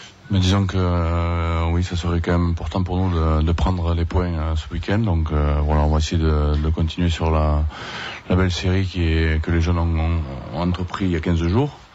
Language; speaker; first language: French; native; French